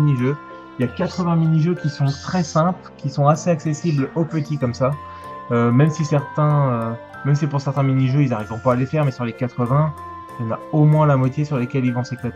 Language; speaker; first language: French; native; French